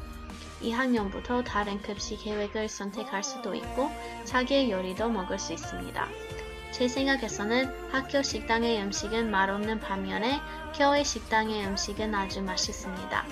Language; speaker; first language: Korean; non-native, learner; English